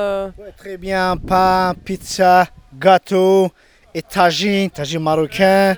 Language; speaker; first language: French; non-native, learner; Turkish